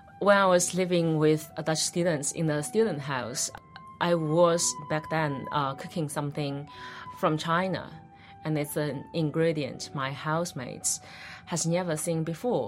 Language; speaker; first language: English; non-native, fluent; Chinese